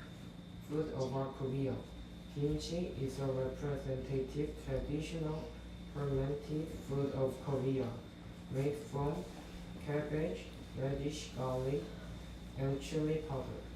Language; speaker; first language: English; non-native, fluent; Korean